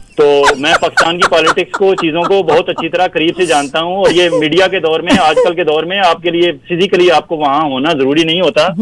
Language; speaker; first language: Urdu; non-native, local second language; Punjabi